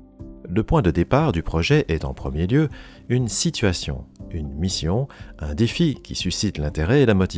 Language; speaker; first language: French; native; French